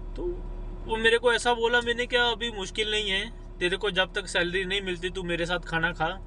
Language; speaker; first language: Hindi; non-native, local second language; Punjabi